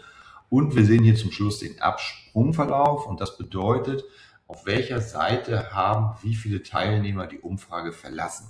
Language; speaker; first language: German; native; German